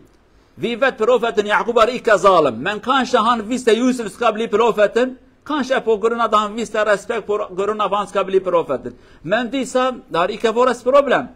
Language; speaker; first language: Swedish; non-native, learner; Kurdish